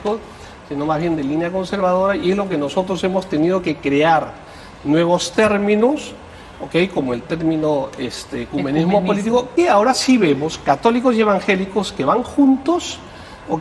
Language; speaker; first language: Spanish; native; Spanish